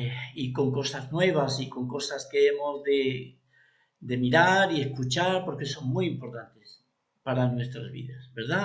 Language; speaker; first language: Spanish; native; Spanish